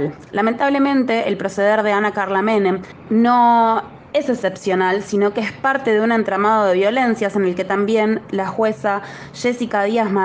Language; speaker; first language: Spanish; native; Spanish